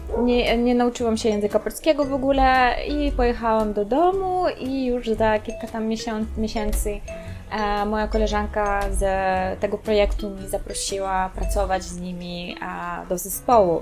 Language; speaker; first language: Polish; non-native, fluent; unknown